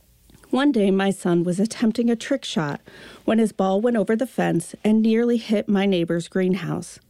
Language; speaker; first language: English; native; English